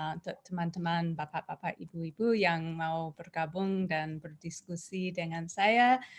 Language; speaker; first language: Indonesian; non-native, fluent; English